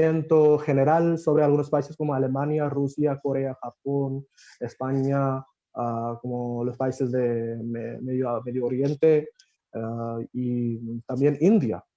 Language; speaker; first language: Spanish; non-native, fluent; Bangla